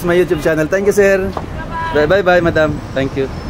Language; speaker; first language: English; non-native, learner; Filipino